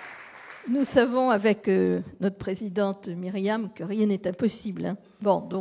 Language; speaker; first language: French; native; French